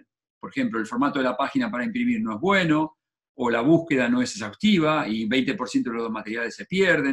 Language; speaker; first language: Spanish; native; Spanish